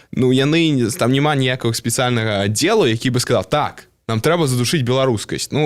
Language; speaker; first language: Belarusian; non-native, local second language; Russian